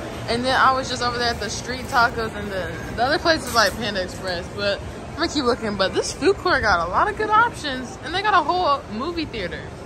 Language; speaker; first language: English; native; English